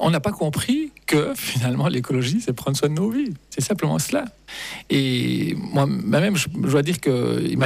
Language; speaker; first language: French; native; French